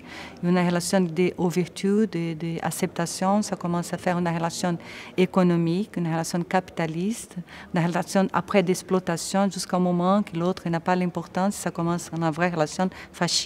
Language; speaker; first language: French; non-native, fluent; Portuguese